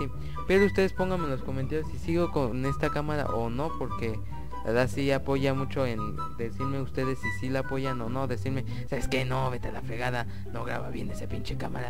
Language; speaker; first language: Spanish; native; Spanish